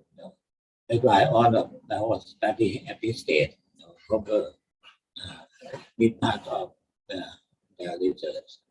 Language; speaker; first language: English; non-native, learner; Thai